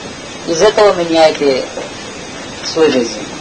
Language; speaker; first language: Russian; non-native, learner; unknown